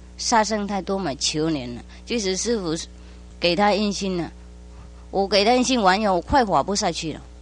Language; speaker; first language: Chinese; non-native, fluent; Vietnamese